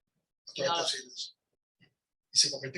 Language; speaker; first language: Spanish; native; Spanish